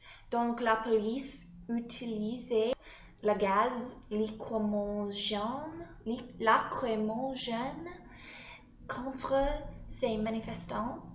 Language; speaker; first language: French; non-native, learner; English